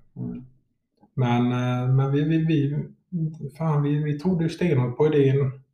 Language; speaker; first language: Swedish; native; Swedish